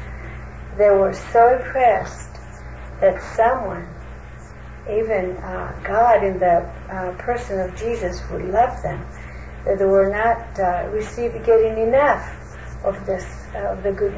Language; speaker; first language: English; non-native, fluent; Greek